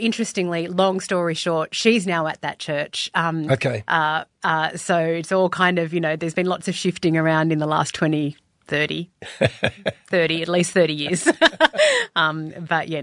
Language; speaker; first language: English; native; English